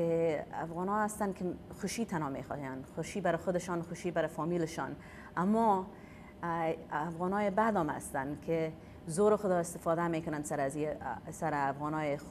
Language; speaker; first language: Persian; early bilingual, heritage; Persian